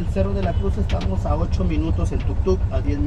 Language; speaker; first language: Spanish; native; Spanish